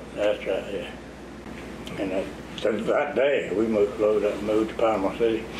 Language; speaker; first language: English; native; English